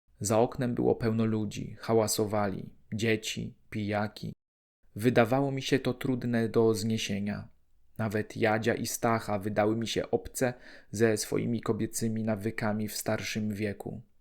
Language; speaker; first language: Polish; native; Polish